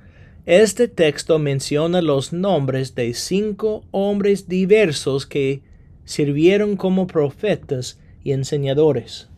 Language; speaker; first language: Spanish; non-native, fluent; English